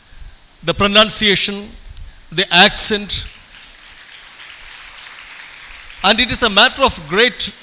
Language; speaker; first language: English; non-native, local second language; Tamil